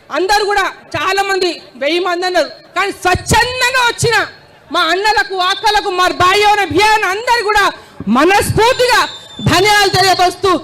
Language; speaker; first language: Telugu; native; Telugu